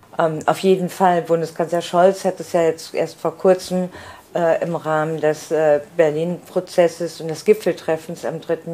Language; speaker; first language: German; native; German